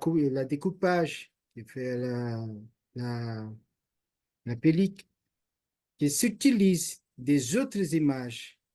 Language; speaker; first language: French; non-native, learner; Portuguese